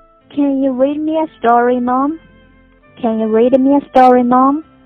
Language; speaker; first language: English; non-native, fluent; Chinese